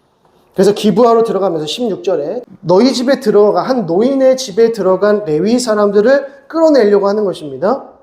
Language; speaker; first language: Korean; native; Korean